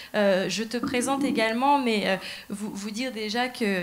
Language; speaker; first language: French; native; French